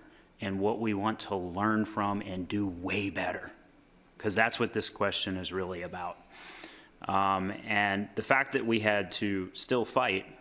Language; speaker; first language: English; native; English